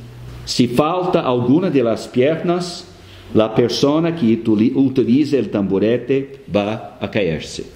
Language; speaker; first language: Spanish; non-native, fluent; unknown